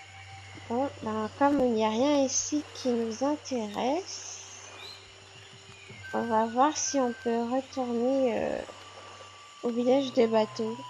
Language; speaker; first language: French; native; French